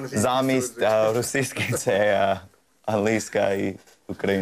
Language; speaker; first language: Ukrainian; non-native, learner; English